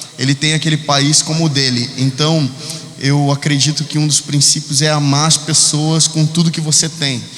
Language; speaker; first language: Portuguese; early bilingual, heritage; Spanish